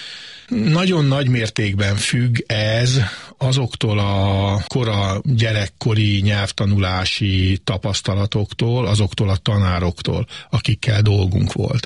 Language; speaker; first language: Hungarian; native; Hungarian